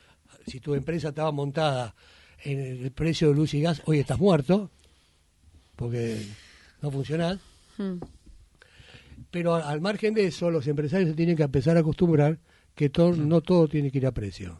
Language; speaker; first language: Spanish; native; Spanish